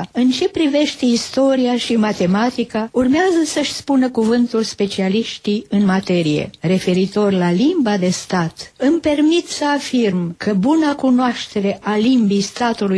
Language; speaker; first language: Romanian; native; Romanian